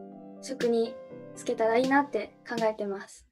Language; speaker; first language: Japanese; native; Japanese